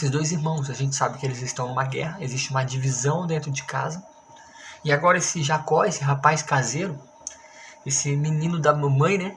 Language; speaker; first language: Portuguese; native; Portuguese